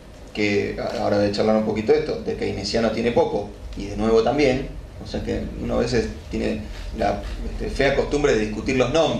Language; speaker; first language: Spanish; native; Spanish